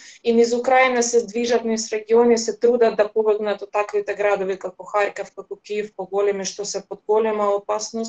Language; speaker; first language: Macedonian; early bilingual, heritage; Macedonian